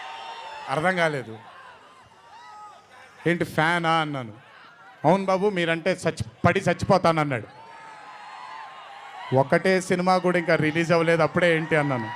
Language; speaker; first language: Telugu; native; Telugu